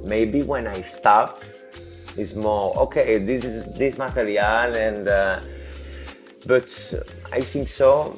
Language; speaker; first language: English; non-native, learner; French